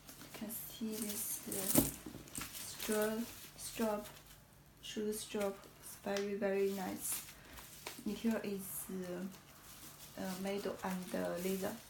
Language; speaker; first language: English; non-native, learner; Chinese